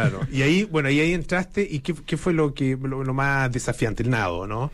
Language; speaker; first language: Spanish; native; Spanish